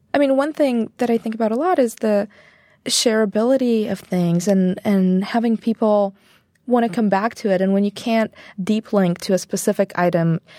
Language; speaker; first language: English; non-native, fluent; Bulgarian